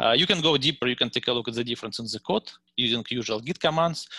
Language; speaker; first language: English; non-native, fluent; Russian